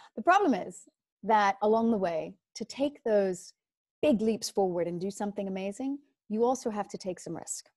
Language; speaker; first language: English; native; English